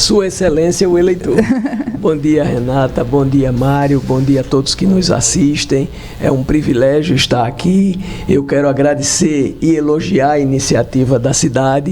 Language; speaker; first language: Portuguese; native; Portuguese